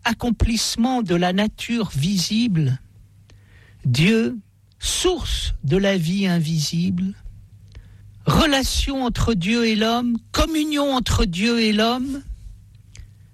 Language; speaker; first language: French; native; French